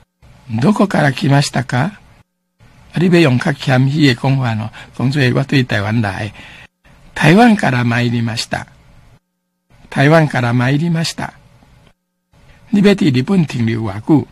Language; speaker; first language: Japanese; non-native, fluent; Min Nan Chinese